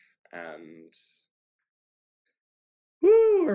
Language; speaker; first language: English; native; English